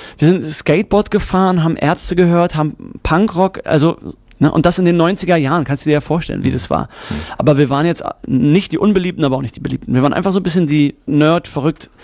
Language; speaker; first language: German; native; German